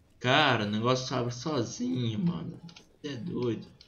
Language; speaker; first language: Portuguese; native; Portuguese